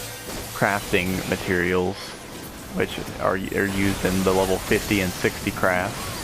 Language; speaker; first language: English; native; English